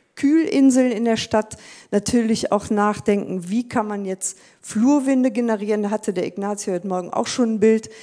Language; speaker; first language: German; native; German